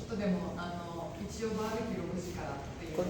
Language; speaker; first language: Japanese; native; Japanese